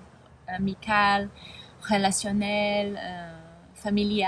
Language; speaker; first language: French; non-native, learner; Spanish